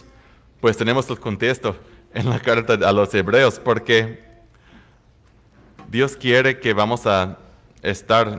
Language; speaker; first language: Spanish; non-native, fluent; English